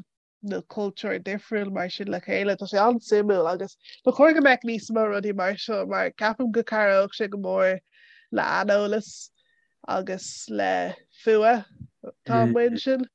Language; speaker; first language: Irish; non-native, local second language; English